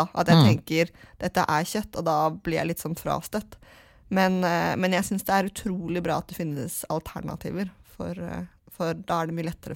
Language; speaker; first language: Norwegian; native; Norwegian